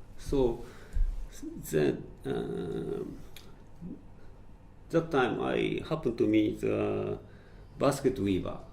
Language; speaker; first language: English; non-native, fluent; Japanese